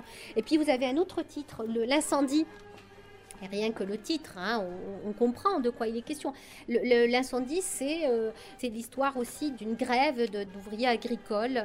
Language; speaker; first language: French; native; French